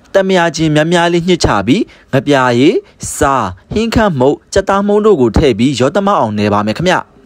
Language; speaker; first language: Burmese; native; Burmese